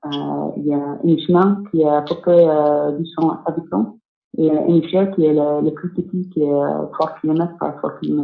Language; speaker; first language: French; non-native, fluent; English